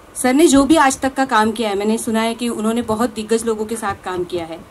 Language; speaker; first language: Hindi; non-native, local second language; Marathi